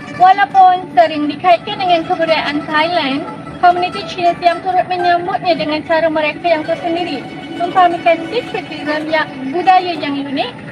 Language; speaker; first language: Malay; native; Malay